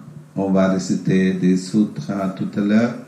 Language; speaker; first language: French; non-native, learner; Sinhala